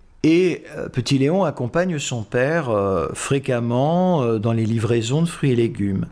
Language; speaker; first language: French; native; French